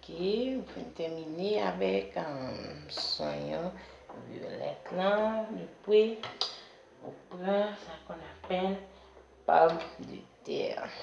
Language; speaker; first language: French; non-native, learner; Haitian Creole